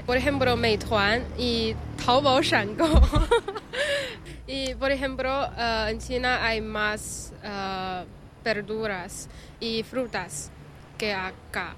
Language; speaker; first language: Spanish; non-native, learner; Chinese